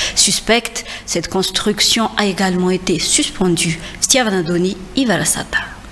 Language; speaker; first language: French; non-native, local second language; Malagasy